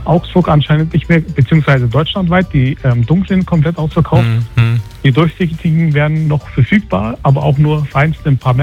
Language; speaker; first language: German; native; German